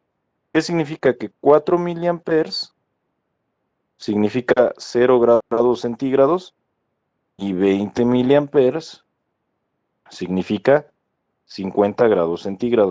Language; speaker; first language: Spanish; native; Spanish